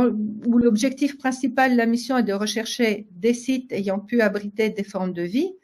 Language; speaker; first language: French; native; French